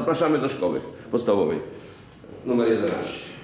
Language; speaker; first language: Polish; native; Polish